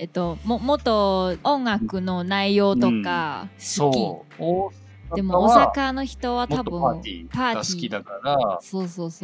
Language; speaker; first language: Japanese; non-native, fluent; Chinese